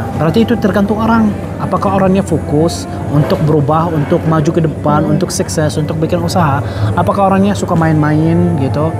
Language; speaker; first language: Indonesian; non-native, fluent; Arabic